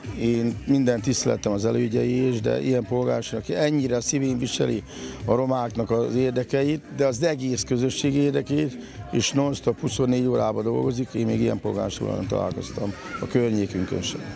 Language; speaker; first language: Hungarian; native; Hungarian